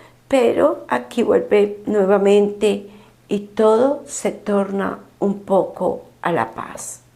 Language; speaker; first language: Spanish; native; Spanish